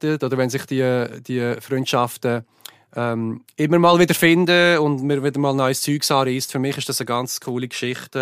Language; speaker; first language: German; native; German